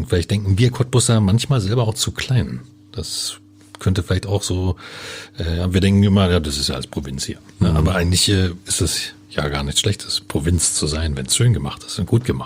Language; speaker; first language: German; native; German